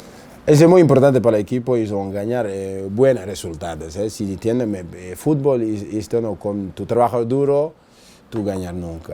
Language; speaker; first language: Spanish; non-native, learner; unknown